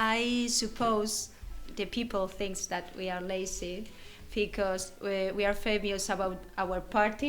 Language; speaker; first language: English; non-native, learner; Spanish